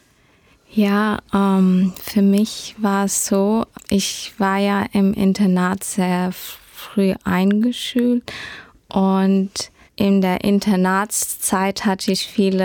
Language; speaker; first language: German; early bilingual, heritage; German